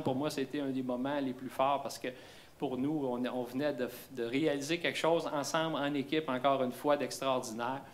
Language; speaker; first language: French; native; French